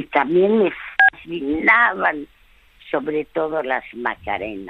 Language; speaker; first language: Spanish; early bilingual, other home language; French